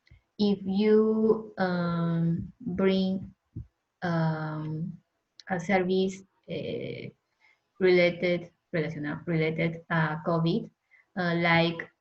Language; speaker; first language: English; non-native, learner; Spanish